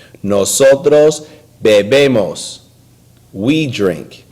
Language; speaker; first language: Spanish; non-native, learner; English